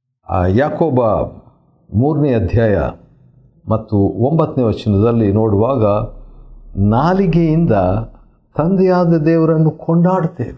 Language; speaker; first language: Kannada; native; Kannada